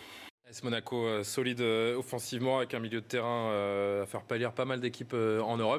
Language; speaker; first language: French; native; French